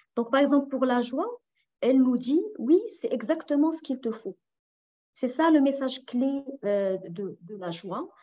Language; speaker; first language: French; non-native, local second language; Arabic